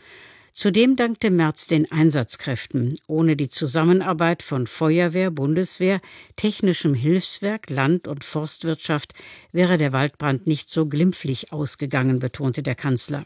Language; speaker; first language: German; native; German